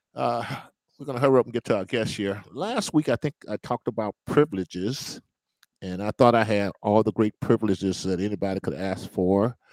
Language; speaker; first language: English; native; English